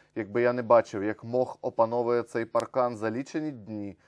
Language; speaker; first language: Ukrainian; native; Ukrainian